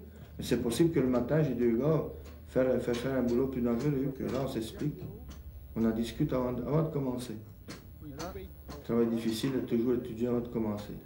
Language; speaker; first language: French; native; French